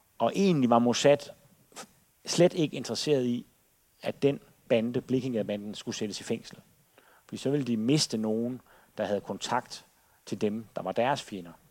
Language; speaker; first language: Danish; native; Danish